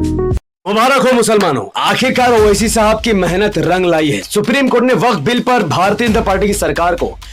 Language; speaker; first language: Hindi; native; Hindi